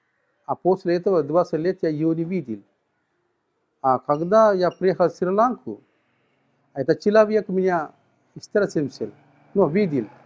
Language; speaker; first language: Russian; non-native, learner; Sinhala